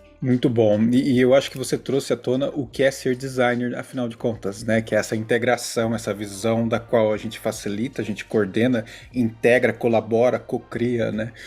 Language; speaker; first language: Portuguese; native; Portuguese